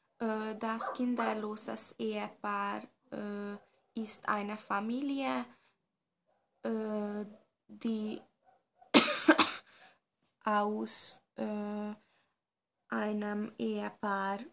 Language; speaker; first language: German; non-native, learner; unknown